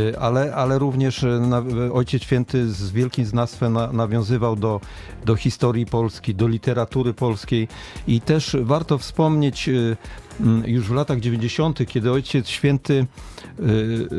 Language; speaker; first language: Polish; native; Polish